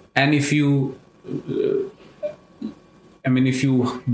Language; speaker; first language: English; non-native, local second language; Marathi